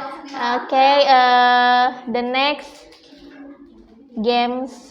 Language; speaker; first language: English; non-native, learner; Indonesian